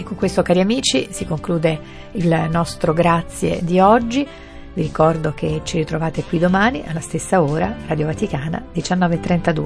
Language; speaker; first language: Italian; native; Italian